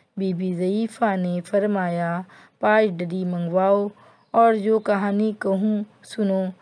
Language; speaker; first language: Urdu; native; Urdu